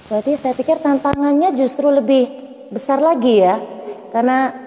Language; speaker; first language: Indonesian; native; Indonesian